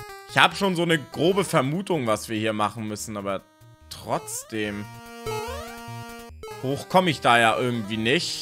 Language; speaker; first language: German; native; German